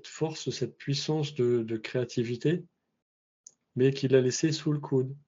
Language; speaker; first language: French; native; French